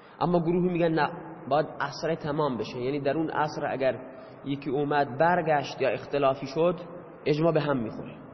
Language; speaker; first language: Persian; non-native, local second language; Baluchi